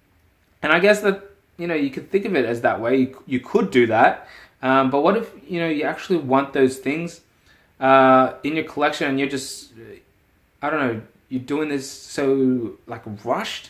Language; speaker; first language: English; native; English